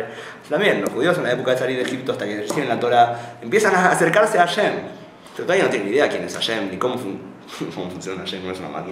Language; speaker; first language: Spanish; native; Spanish